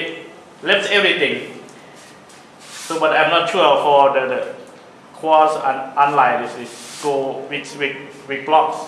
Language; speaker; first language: English; non-native, learner; Thai